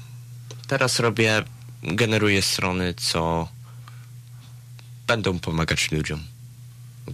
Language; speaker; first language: Polish; early bilingual, heritage; Polish